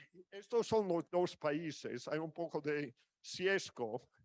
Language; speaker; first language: Spanish; non-native, fluent; English